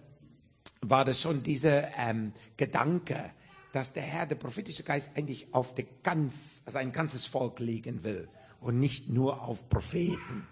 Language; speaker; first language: German; non-native, fluent; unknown